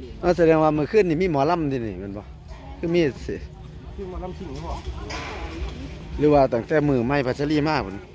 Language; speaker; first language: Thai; non-native, local second language; Northeastern Thai